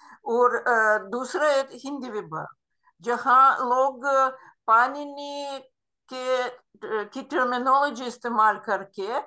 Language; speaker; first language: Hindi; non-native, fluent; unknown